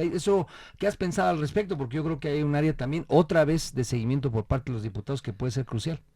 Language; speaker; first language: Spanish; native; Spanish